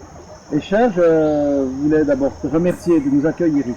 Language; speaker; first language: French; native; French